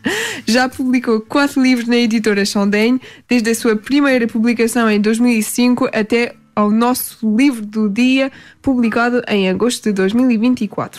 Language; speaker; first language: Portuguese; early bilingual, heritage; Portuguese